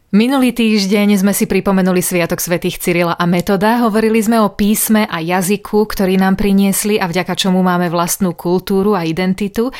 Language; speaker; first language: Slovak; native; Slovak